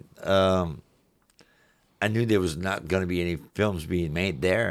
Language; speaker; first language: English; non-native, fluent; French